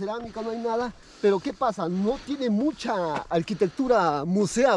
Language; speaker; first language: Spanish; native; Spanish